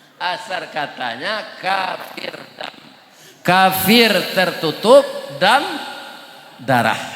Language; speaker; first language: Malay; non-native, local second language; Minangkabau